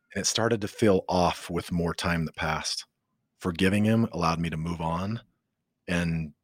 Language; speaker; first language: English; native; English